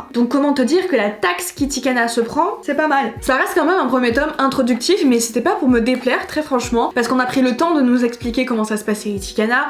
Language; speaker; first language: French; native; French